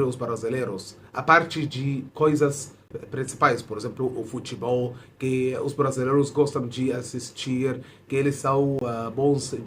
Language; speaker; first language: Portuguese; non-native, fluent; Arabic